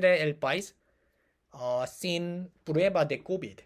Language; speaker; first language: Spanish; non-native, learner; Korean